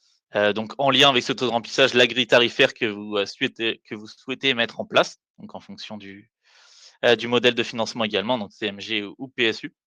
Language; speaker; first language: French; native; French